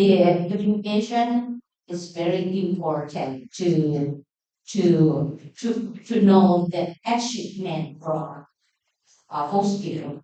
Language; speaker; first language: English; non-native, learner; Thai